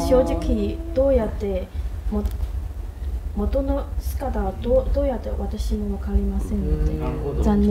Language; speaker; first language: Japanese; non-native, learner; Chinese